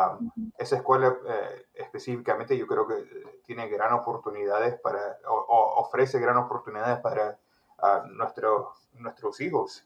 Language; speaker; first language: Spanish; early bilingual, heritage; Spanish